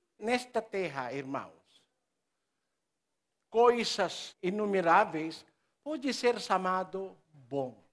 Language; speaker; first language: Portuguese; non-native, learner; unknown